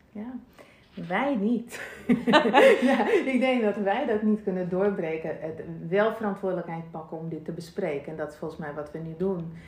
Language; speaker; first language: Dutch; non-native, fluent; Russian